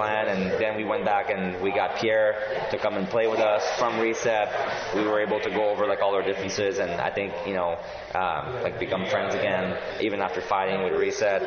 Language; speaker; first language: English; native; English